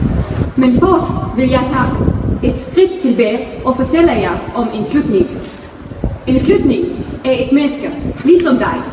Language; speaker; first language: Danish; non-native, fluent; Arabic